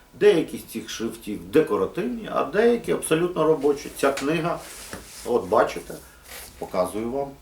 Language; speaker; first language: Ukrainian; non-native, local second language; Russian